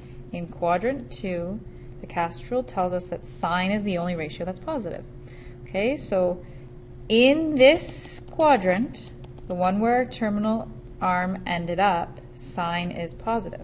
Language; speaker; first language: English; native; English